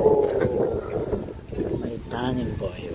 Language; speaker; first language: English; non-native, learner; Filipino